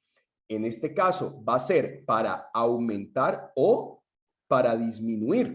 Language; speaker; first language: Spanish; native; Spanish